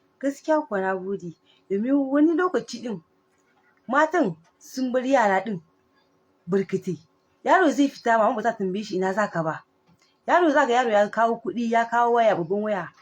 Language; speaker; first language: Hausa; non-native, local second language; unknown